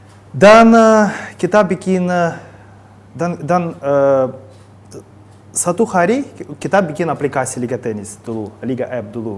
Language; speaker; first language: Indonesian; non-native, learner; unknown